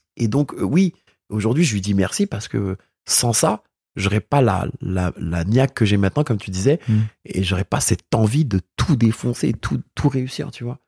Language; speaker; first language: French; early bilingual, other home language; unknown